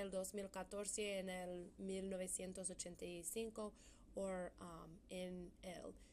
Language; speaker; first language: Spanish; non-native, fluent; English